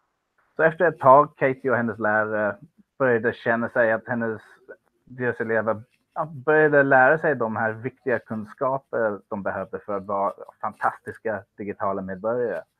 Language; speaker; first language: Swedish; non-native, fluent; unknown